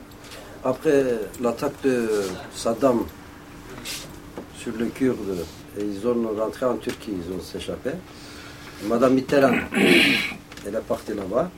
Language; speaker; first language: French; non-native, learner; Kurdish